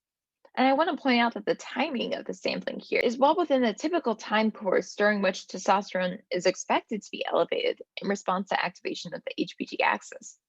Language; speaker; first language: English; native; English